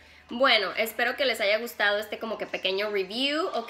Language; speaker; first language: Spanish; native; Spanish